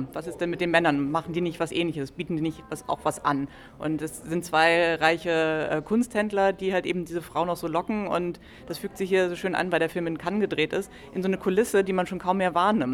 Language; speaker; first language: German; native; German